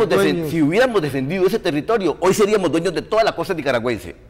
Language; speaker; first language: Spanish; native; Spanish